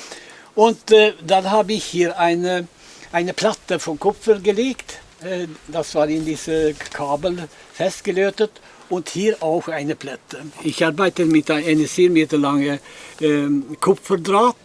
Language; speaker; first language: German; non-native, fluent; Swedish